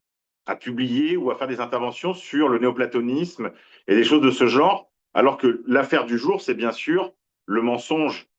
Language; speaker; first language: French; native; French